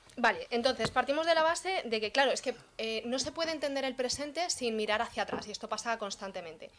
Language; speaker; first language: Spanish; early bilingual, other home language; Arabic